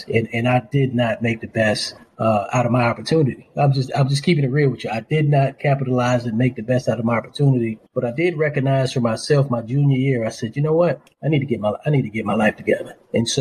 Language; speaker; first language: English; native; English